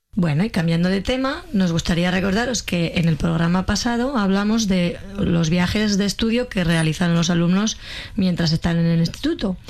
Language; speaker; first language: Spanish; native; Spanish